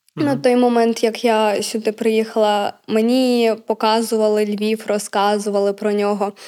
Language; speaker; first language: Ukrainian; native; Ukrainian